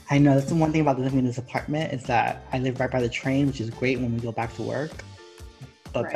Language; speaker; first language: English; native; English